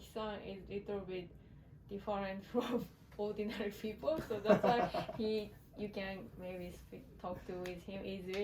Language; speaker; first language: English; non-native, learner; Japanese